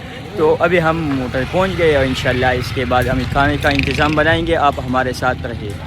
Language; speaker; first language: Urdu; non-native, local second language; Pashto